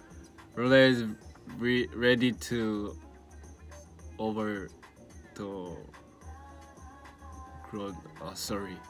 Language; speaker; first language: English; non-native, learner; Korean